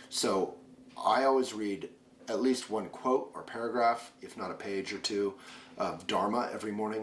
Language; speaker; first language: English; native; English